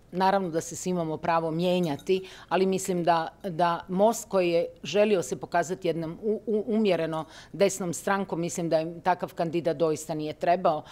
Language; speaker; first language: Croatian; native; Croatian